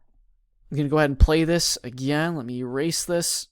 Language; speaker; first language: English; native; English